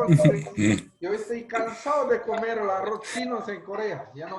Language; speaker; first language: Spanish; non-native, fluent; Korean